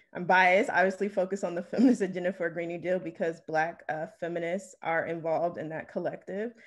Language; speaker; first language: English; native; English